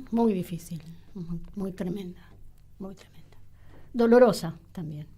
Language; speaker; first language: Spanish; native; Spanish